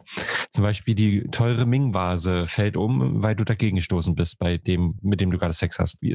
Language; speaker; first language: German; native; German